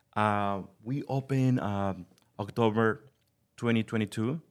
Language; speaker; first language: English; non-native, fluent; Spanish